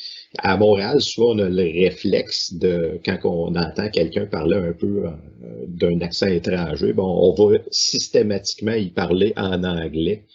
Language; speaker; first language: French; native; French